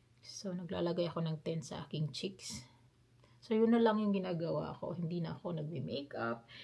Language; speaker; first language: Filipino; non-native, local second language; Cebuano